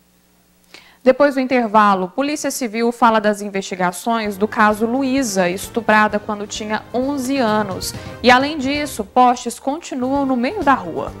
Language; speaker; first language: Portuguese; native; Portuguese